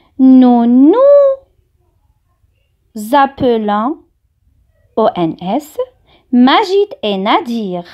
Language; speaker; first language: French; non-native, local second language; Arabic